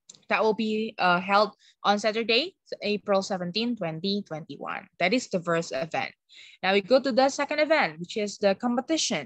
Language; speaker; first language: English; non-native, fluent; Indonesian